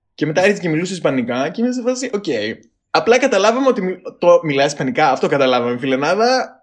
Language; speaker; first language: Greek; native; Greek